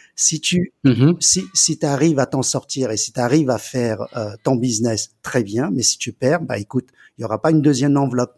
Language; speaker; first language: French; early bilingual, other home language; Chinese